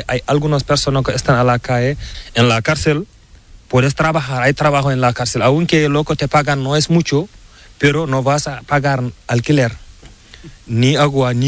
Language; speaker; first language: Spanish; non-native, learner; Fula